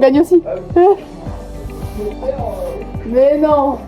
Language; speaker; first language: French; native; French